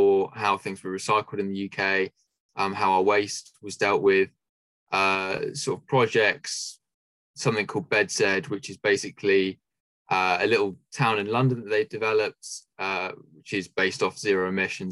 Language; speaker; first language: English; native; English